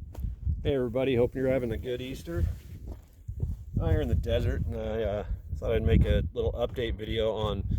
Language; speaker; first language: English; native; English